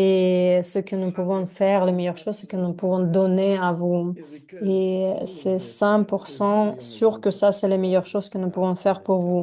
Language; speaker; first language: French; non-native, fluent; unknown